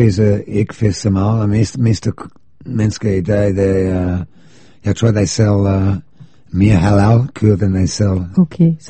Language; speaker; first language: Danish; non-native, fluent; English